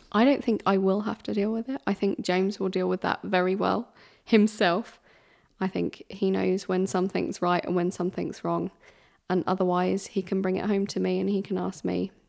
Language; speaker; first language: English; native; English